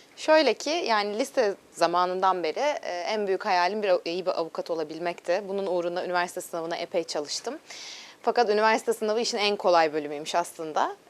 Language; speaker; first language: Turkish; native; Turkish